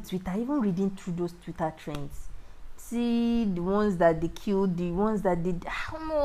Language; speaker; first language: English; non-native, local second language; Yoruba